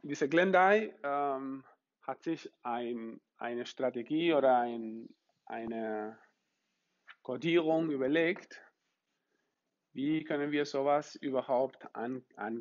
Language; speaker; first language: German; non-native, fluent; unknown